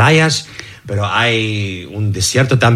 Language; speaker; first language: Spanish; non-native, learner; English